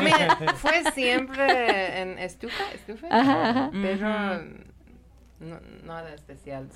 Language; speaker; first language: Spanish; non-native, learner; Persian